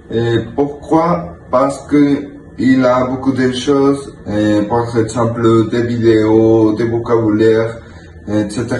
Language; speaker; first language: French; non-native, learner; Spanish